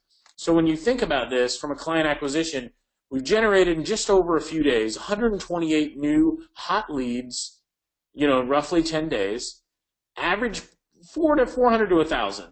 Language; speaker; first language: English; native; English